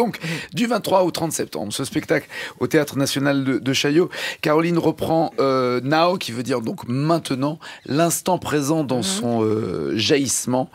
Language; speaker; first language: French; native; French